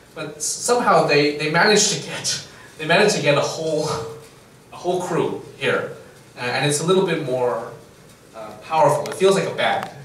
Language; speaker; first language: English; non-native, fluent; Chinese